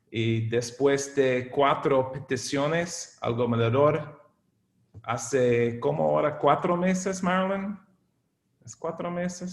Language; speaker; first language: Spanish; non-native, fluent; English